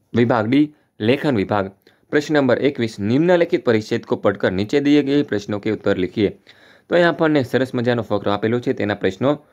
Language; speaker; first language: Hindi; non-native, local second language; Gujarati